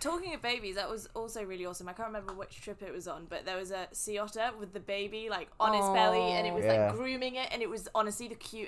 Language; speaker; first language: English; native; English